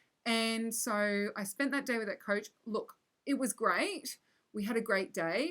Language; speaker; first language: English; native; English